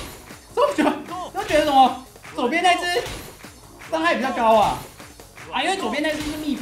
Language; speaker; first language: Chinese; native; Chinese